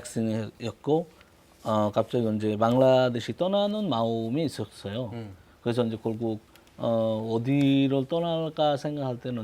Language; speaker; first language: Korean; non-native, fluent; Bangla